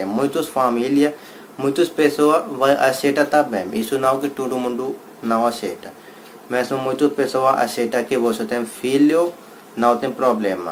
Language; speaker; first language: Portuguese; non-native, learner; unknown